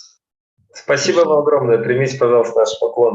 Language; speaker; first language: Russian; native; Russian